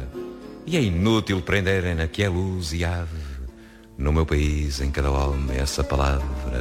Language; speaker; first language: Portuguese; native; Portuguese